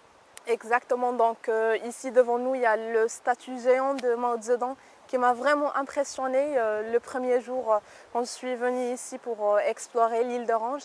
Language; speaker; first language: French; non-native, local second language; Arabic